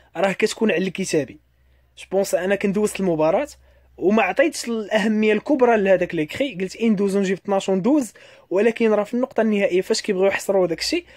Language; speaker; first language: Arabic; native; Arabic